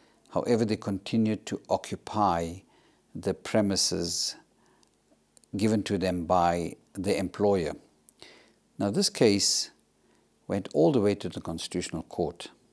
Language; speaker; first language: English; native; English